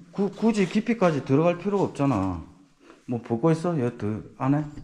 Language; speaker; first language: Korean; native; Korean